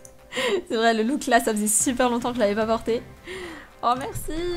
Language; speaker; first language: French; native; French